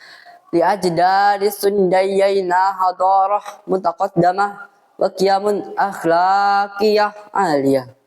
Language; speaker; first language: Arabic; non-native, learner; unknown